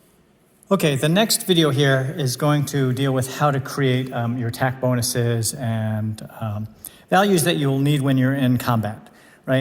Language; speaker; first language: English; native; English